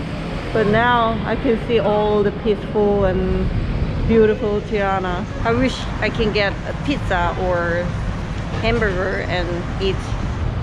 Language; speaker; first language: English; non-native, learner; Korean